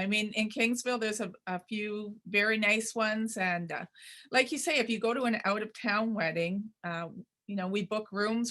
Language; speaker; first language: English; native; English